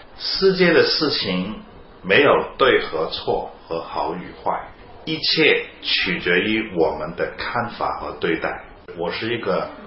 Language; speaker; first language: Chinese; non-native, fluent; Cantonese